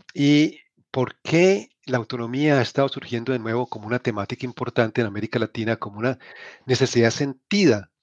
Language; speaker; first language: Spanish; native; Spanish